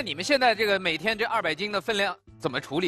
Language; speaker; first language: Chinese; native; Chinese